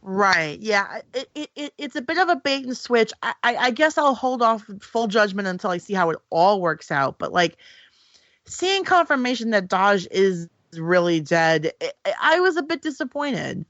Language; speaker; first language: English; native; English